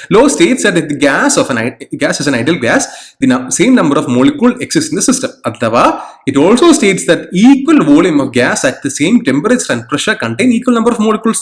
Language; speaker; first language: English; non-native, local second language; Malayalam